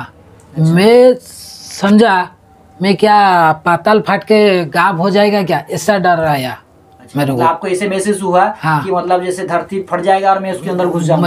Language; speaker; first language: Hindi; non-native, local second language; Odia